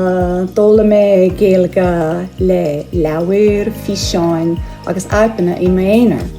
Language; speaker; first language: Irish; non-native, learner; English